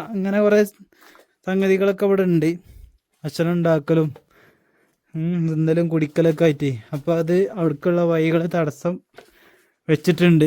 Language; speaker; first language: Malayalam; native; Malayalam